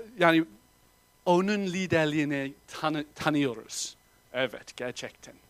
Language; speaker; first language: Turkish; non-native, fluent; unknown